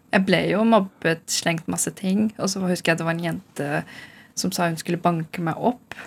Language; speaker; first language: Norwegian; non-native, local second language; Urdu